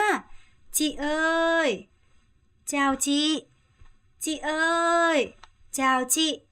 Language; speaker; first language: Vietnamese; non-native, fluent; Korean